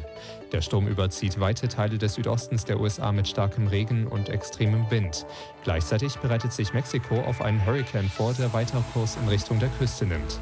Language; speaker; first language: German; native; German